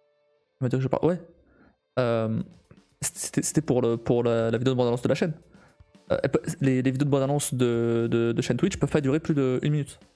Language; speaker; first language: French; native; French